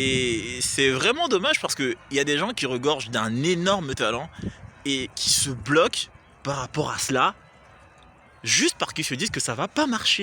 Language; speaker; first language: French; native; French